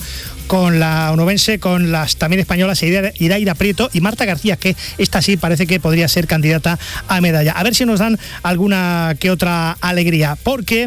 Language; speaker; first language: Spanish; native; Spanish